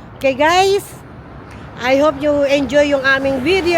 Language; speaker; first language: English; non-native, local second language; Filipino